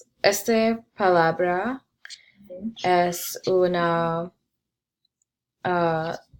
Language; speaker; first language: Spanish; non-native, learner; English